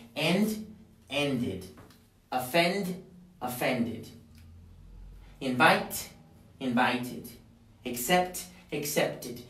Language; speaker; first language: English; non-native, fluent; Spanish